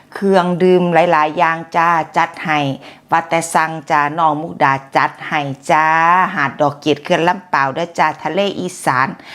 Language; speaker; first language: Thai; native; Thai